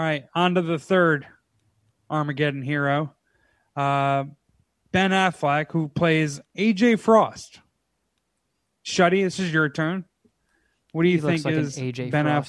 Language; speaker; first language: English; native; English